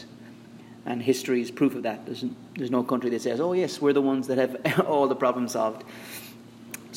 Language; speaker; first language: English; native; English